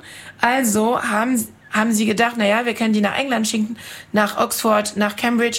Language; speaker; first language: German; non-native, fluent; French